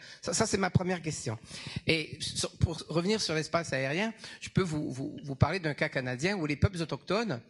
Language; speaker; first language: French; native; French